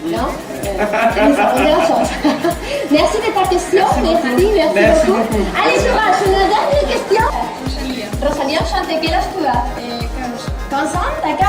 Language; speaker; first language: French; non-native, fluent; Spanish